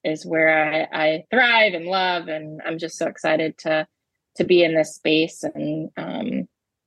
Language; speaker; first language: English; native; English